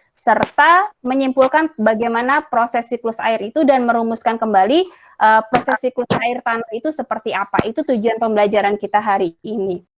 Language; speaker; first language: Indonesian; native; Indonesian